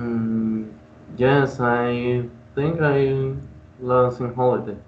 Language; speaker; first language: English; non-native, learner; Spanish